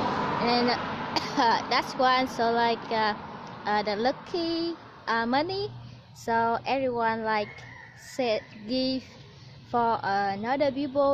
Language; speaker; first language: English; non-native, learner; Vietnamese